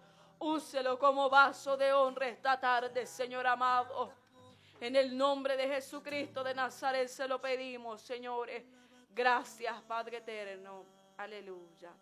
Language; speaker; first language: Spanish; native; Spanish